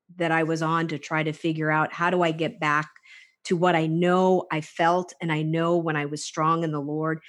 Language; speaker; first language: English; native; English